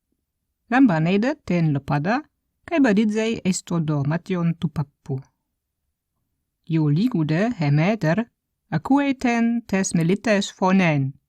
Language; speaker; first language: Greek; non-native, fluent; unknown